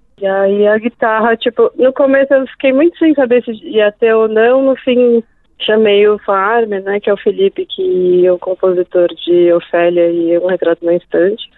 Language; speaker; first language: Portuguese; native; Portuguese